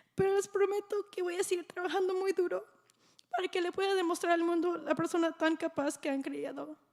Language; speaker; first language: Spanish; early bilingual, heritage; Spanish